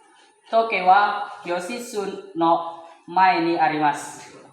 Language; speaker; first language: Japanese; non-native, learner; Indonesian